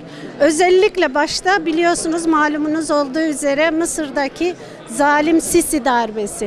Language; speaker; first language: Turkish; native; Turkish